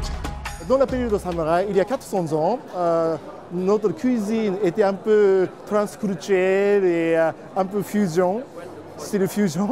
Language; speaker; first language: French; non-native, learner; Japanese